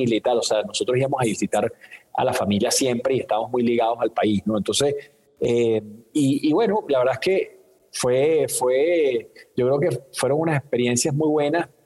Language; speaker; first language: Spanish; native; Spanish